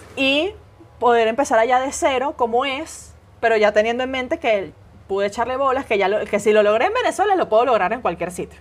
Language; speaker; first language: Spanish; native; Spanish